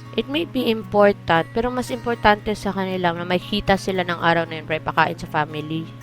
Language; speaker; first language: Filipino; non-native, local second language; Cebuano